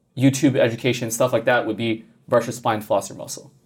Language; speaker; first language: English; native; English